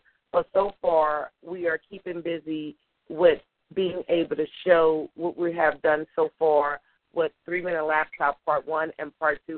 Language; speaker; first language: English; native; English